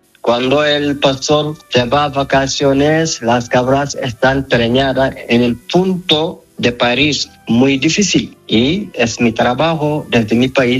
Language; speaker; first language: Spanish; non-native, learner; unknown